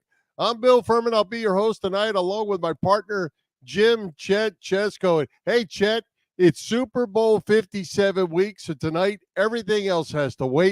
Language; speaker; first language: English; native; English